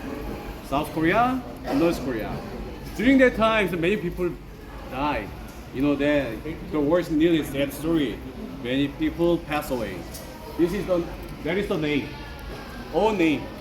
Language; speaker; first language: English; non-native, learner; Korean